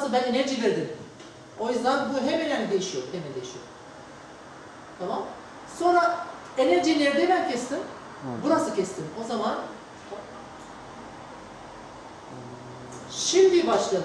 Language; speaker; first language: Turkish; non-native, learner; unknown